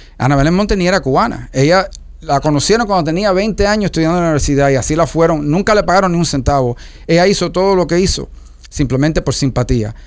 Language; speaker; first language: Spanish; early bilingual, heritage; Spanish